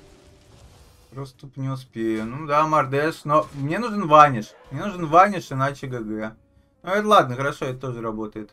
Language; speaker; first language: Russian; native; Russian